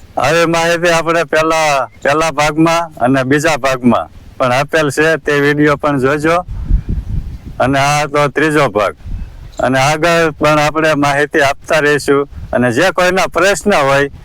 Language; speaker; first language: Gujarati; native; Gujarati